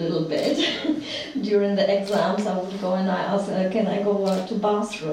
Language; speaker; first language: English; non-native, fluent; Czech